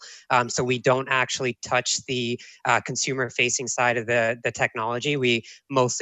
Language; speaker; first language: English; native; English